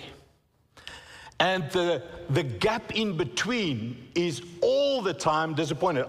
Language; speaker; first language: English; non-native, local second language; Afrikaans